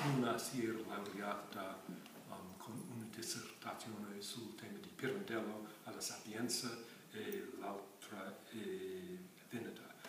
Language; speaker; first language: Italian; non-native, fluent; English